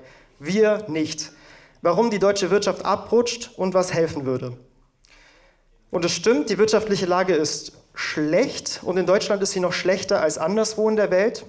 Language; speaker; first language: German; native; German